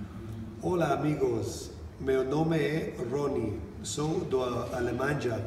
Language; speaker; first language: Spanish; non-native, fluent; German